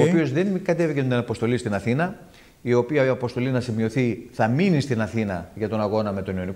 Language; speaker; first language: Greek; native; Greek